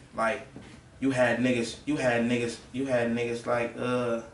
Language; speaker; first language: English; native; English